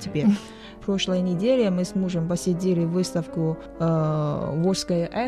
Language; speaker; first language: Russian; non-native, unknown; Chinese